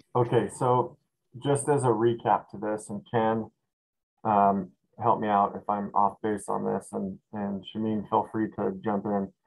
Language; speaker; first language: English; native; English